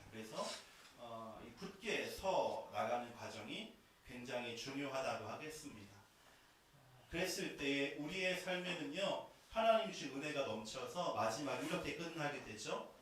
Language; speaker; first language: Korean; native; Korean